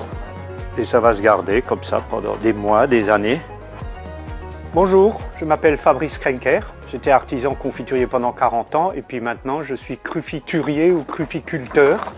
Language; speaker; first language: French; native; French